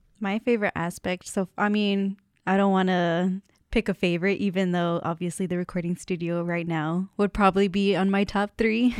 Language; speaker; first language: English; early bilingual, other home language; Spanish